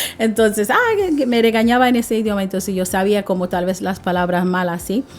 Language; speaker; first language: Spanish; non-native, fluent; English